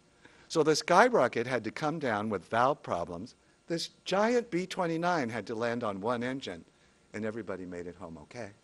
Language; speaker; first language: English; native; English